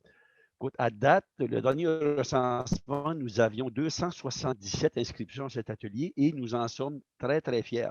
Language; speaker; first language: French; native; French